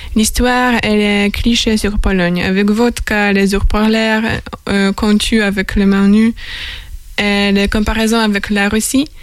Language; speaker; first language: French; non-native, fluent; Polish